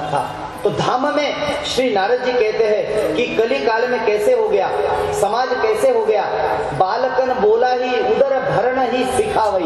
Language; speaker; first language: Hindi; non-native, local second language; Marathi